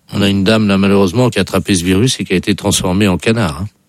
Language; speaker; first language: French; native; French